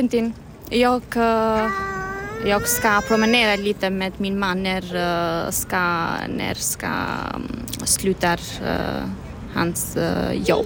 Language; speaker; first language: Swedish; non-native, learner; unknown